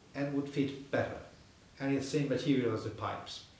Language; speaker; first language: English; non-native, fluent; Spanish